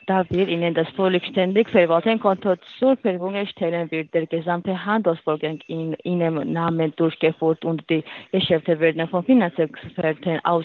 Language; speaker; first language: German; non-native, learner; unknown